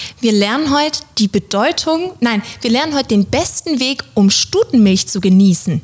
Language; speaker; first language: German; native; German